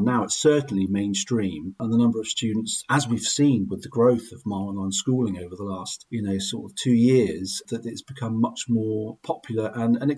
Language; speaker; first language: English; native; English